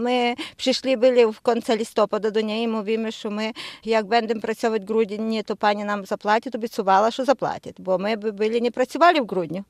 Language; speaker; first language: Polish; non-native, learner; Ukrainian